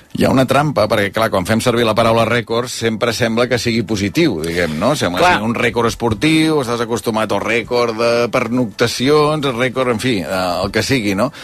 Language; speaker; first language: Catalan; native; Catalan